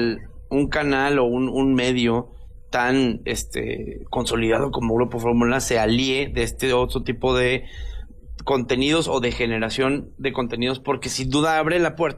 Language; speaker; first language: Spanish; native; Spanish